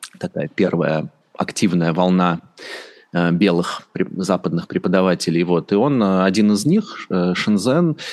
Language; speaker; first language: Russian; native; Russian